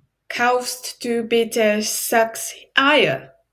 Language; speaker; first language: German; non-native, learner; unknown